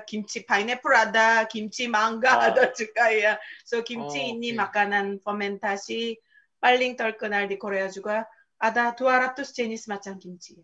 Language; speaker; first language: Indonesian; non-native, fluent; Korean